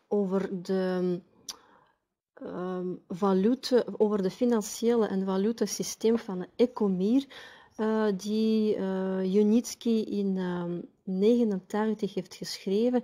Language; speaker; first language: Dutch; non-native, fluent; Russian